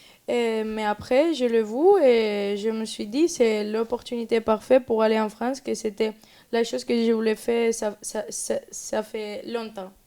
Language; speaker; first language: French; non-native, learner; Spanish